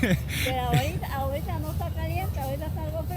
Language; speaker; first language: Spanish; native; Spanish